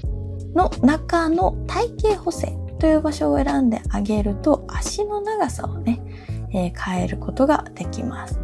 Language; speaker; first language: Japanese; native; Japanese